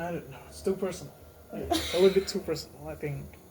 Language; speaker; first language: English; non-native, fluent; Indonesian